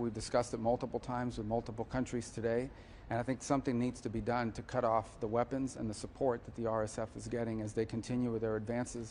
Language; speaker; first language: English; native; English